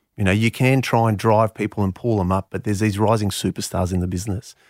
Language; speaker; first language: English; non-native, local second language; Greek